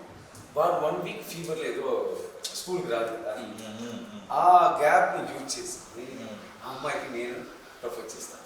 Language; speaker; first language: Telugu; non-native, learner; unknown